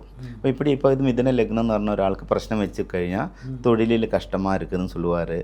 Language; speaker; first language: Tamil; non-native, local second language; Malayalam